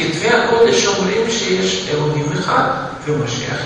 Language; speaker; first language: Hebrew; non-native, fluent; Russian